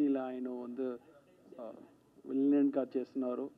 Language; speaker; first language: Telugu; non-native, learner; Tamil